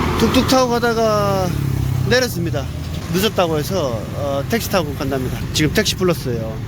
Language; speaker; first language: Korean; native; Korean